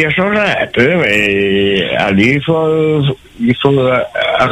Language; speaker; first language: French; non-native, local second language; Réunion Creole French